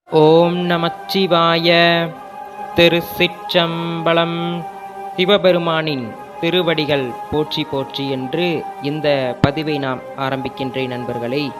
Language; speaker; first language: Tamil; native; Tamil